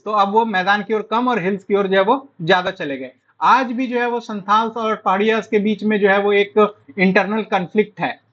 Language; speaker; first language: Hindi; native; Hindi